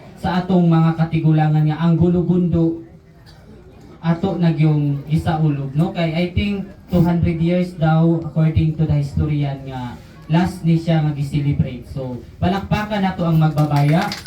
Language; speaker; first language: Cebuano; non-native, local second language; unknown